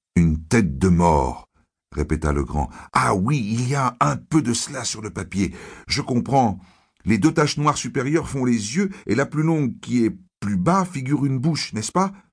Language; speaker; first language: French; native; French